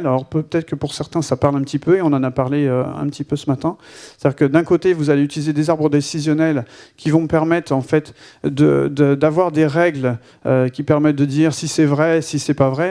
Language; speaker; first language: French; native; French